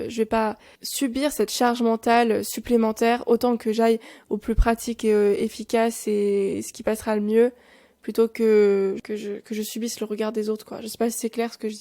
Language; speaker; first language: French; native; French